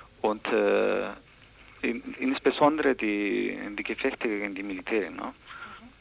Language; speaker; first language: German; non-native, learner; Spanish